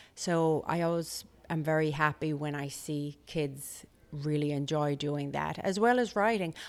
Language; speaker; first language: English; native; English